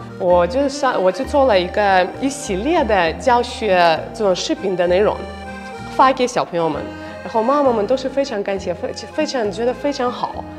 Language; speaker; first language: Chinese; non-native, fluent; Russian